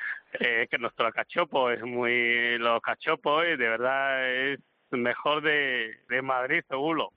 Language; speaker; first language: Spanish; non-native, learner; Chinese